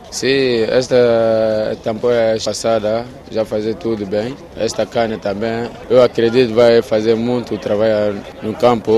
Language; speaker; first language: Portuguese; non-native, learner; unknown